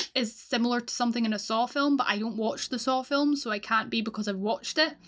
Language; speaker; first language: English; native; English